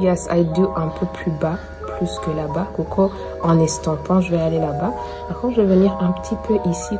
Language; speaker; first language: French; non-native, local second language; Rundi